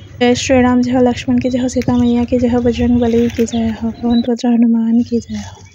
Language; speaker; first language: Hindi; non-native, local second language; Bangla